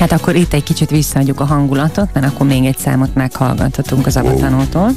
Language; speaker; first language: Hungarian; native; Hungarian